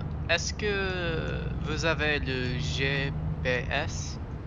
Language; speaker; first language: French; non-native, learner; English